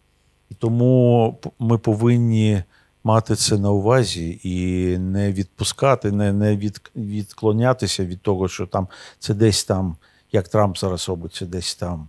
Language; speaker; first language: Ukrainian; non-native, local second language; Russian